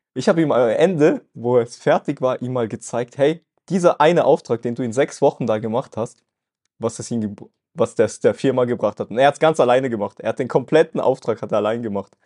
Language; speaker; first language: German; early bilingual, other home language; Russian